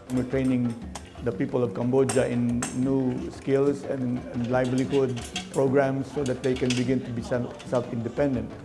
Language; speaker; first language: English; non-native, local second language; Filipino